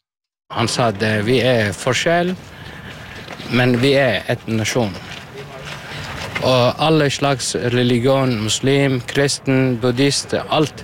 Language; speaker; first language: Norwegian; non-native, learner; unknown